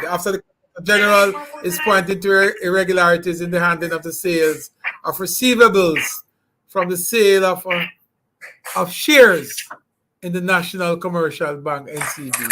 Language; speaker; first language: English; native; English